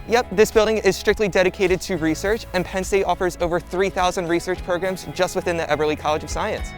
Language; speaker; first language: English; native; English